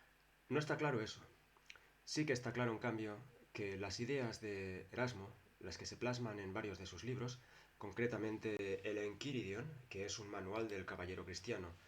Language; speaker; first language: Spanish; native; Spanish